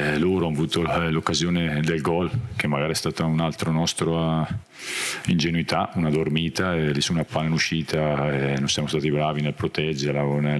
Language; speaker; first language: Italian; native; Italian